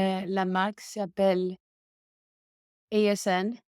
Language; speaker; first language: French; non-native, learner; English